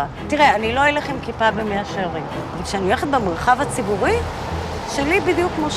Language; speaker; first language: Hebrew; native; Hebrew